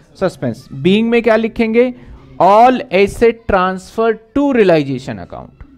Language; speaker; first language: Hindi; native; Hindi